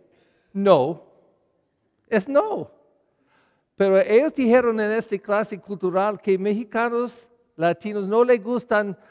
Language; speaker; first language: Spanish; non-native, learner; English